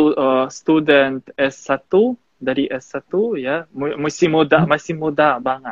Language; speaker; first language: Indonesian; non-native, fluent; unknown